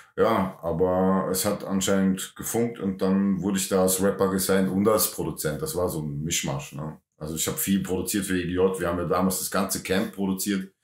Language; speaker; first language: German; native; German